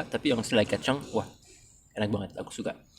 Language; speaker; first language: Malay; non-native, fluent; French